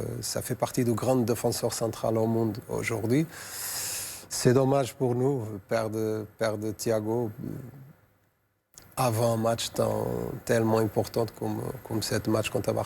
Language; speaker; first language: French; non-native, fluent; Portuguese